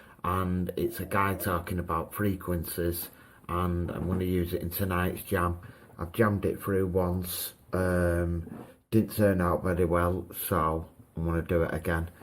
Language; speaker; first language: English; native; English